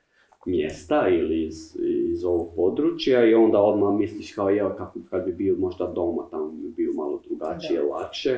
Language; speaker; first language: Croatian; non-native, learner; Albanian